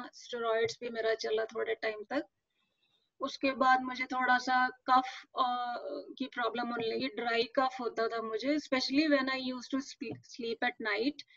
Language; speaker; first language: Hindi; native; Hindi